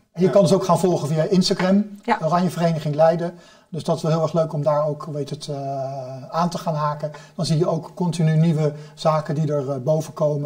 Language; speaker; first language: Dutch; native; Dutch